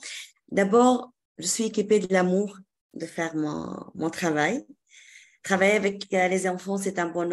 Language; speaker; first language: French; non-native, local second language; Arabic